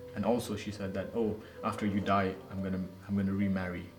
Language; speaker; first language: English; non-native, local second language; Nepali